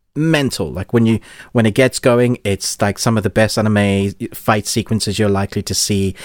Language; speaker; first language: English; native; English